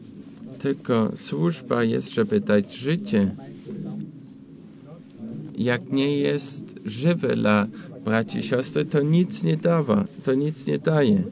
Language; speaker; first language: Polish; non-native, fluent; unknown